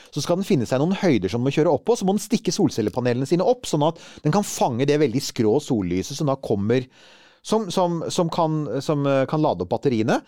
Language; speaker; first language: Norwegian; native; Norwegian